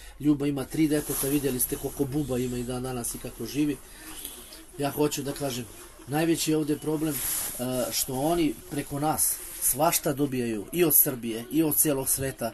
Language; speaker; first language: Serbian; native; Serbian